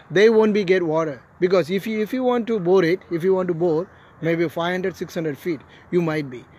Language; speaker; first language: English; non-native, local second language; Tamil